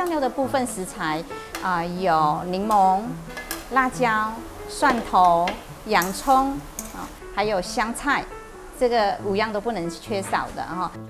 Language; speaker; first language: Chinese; non-native, fluent; Thai